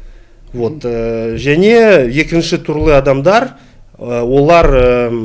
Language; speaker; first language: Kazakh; non-native, local second language; Russian